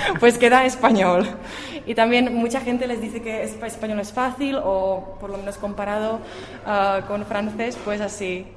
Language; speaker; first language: Spanish; non-native, fluent; Czech